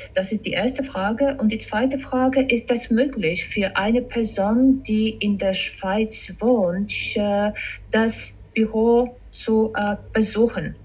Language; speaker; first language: German; non-native, fluent; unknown